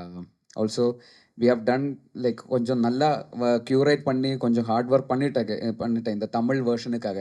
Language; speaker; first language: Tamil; non-native, learner; Malayalam